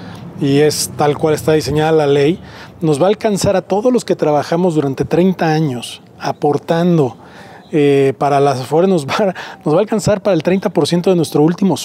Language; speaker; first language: Spanish; native; Spanish